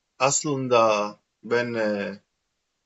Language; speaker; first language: Turkish; non-native, learner; Greek